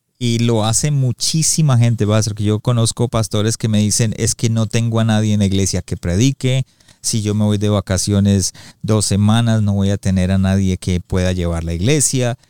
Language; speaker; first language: Spanish; early bilingual, heritage; Spanish